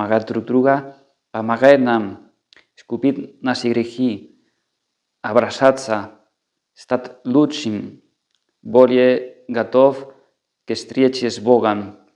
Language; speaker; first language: Russian; non-native, fluent; Spanish